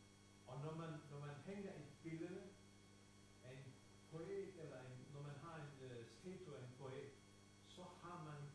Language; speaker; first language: Danish; non-native, fluent; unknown